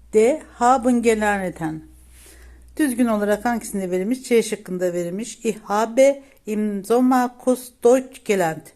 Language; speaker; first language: Turkish; native; Turkish